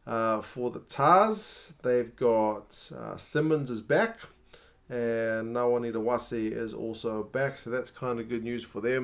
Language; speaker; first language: English; native; English